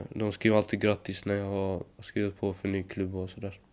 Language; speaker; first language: Swedish; native; Swedish